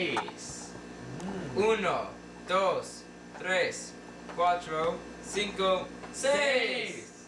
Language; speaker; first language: Spanish; non-native, learner; English